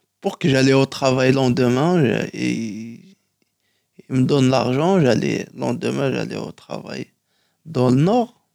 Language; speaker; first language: French; non-native, local second language; Kabyle